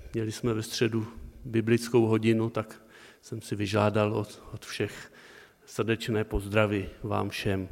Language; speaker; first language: Czech; native; Czech